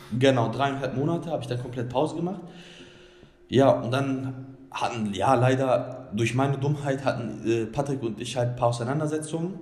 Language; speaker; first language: German; early bilingual, other home language; Bosnian